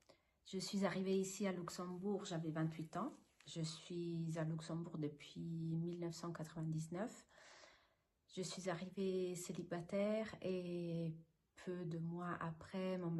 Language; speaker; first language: French; non-native, fluent; Italian